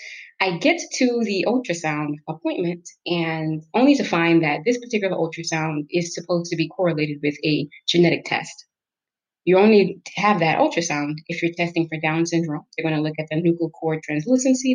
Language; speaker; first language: English; native; English